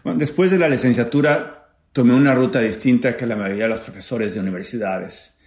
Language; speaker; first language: Spanish; native; Spanish